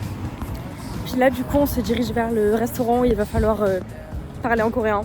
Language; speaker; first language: French; native; French